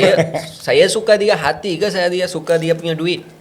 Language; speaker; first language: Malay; non-native, learner; Punjabi